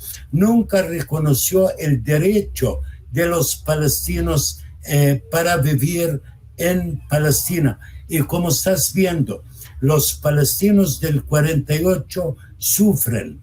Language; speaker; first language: Spanish; non-native, fluent; Arabic